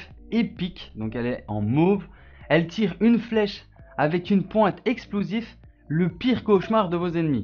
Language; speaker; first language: French; native; French